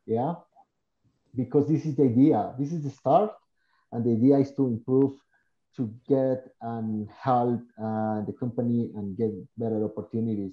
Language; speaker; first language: English; non-native, learner; Spanish